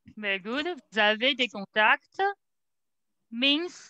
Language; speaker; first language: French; non-native, fluent; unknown